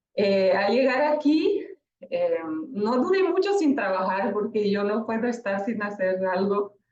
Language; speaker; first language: Spanish; non-native, fluent; Romanian